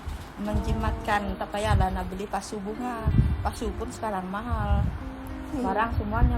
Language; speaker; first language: Malay; native; Malay